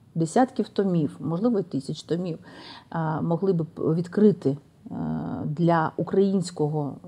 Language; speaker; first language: Ukrainian; native; Ukrainian